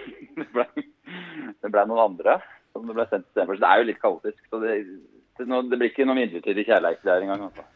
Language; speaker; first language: Norwegian; native; Norwegian